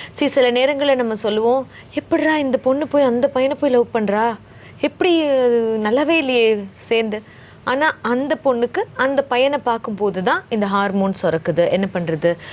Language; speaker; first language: Tamil; native; Tamil